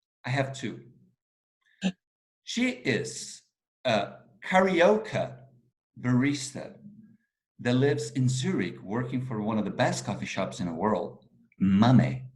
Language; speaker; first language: English; non-native, fluent; Portuguese